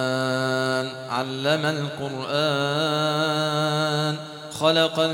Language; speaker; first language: Arabic; native; Arabic